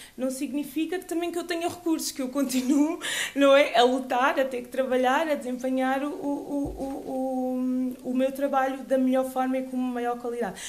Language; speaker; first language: Portuguese; early bilingual, other home language; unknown